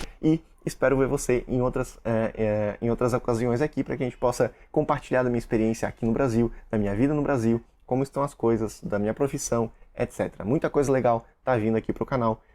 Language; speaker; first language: Portuguese; early bilingual, other home language; Russian